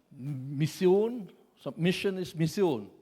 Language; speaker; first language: German; non-native, fluent; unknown